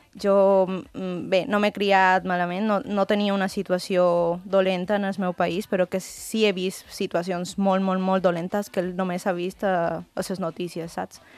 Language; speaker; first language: Catalan; early bilingual, other home language; Spanish